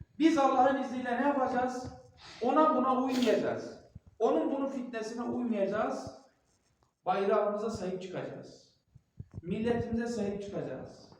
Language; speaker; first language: Turkish; non-native, local second language; Kurdish